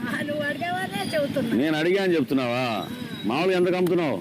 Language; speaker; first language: Telugu; native; Telugu